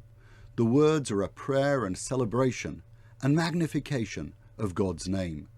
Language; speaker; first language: English; native; English